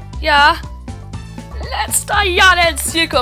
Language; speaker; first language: German; native; German